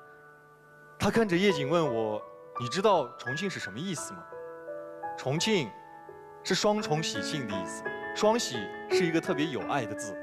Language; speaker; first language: Chinese; non-native, fluent; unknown